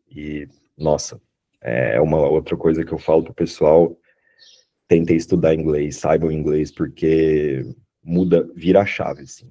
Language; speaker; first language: Portuguese; native; Portuguese